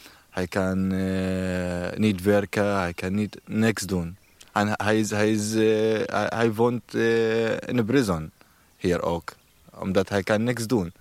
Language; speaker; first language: Dutch; non-native, learner; Arabic